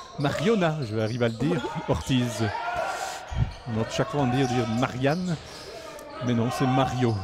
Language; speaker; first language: French; native; French